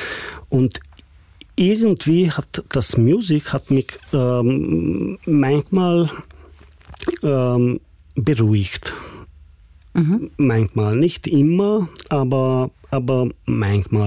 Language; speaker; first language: German; non-native, fluent; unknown